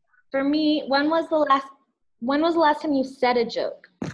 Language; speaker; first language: English; native; English